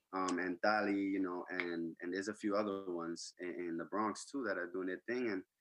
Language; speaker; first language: English; early bilingual, other home language; Spanish